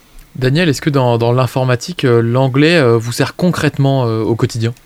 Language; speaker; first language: French; native; French